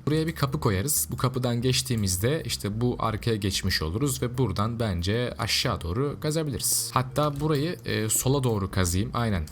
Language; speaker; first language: Turkish; native; Turkish